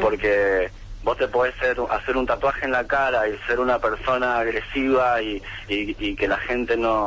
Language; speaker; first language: Spanish; native; Spanish